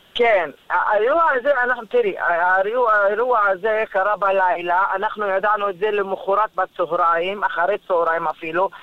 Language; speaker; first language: Hebrew; non-native, local second language; Arabic